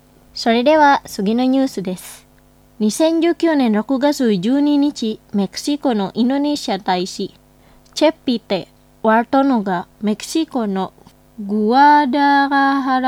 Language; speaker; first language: Japanese; non-native, fluent; Indonesian